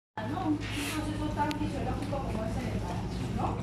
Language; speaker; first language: Spanish; native; Spanish